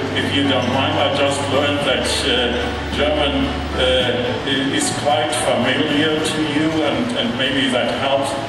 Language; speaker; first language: English; non-native, fluent; German